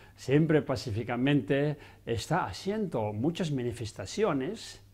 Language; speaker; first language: Spanish; non-native, learner; Chinese